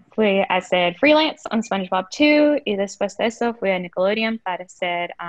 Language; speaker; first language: Spanish; early bilingual, other home language; English